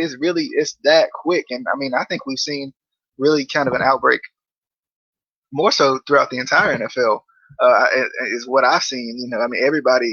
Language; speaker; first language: English; native; English